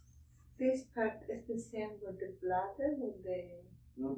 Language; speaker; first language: English; non-native, learner; Spanish